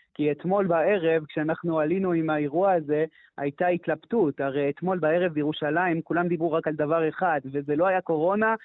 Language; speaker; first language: Hebrew; non-native, fluent; French